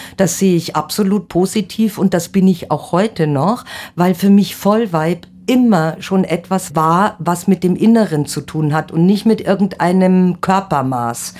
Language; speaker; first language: German; native; German